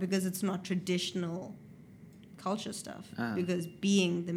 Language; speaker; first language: English; native; English